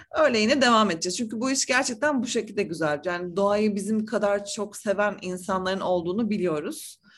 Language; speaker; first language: Turkish; native; Turkish